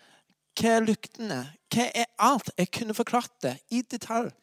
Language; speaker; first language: Norwegian; non-native, fluent; English